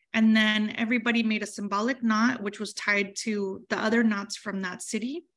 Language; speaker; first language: English; early bilingual, other home language; Spanish